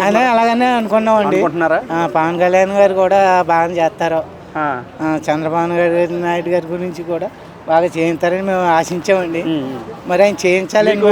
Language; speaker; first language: Telugu; native; Telugu